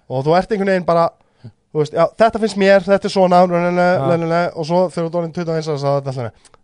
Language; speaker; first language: Icelandic; native; Icelandic